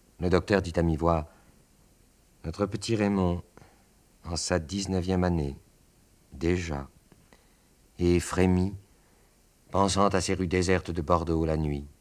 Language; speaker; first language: French; native; French